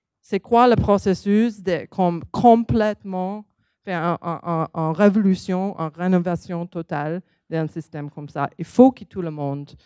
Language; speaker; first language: French; non-native, learner; English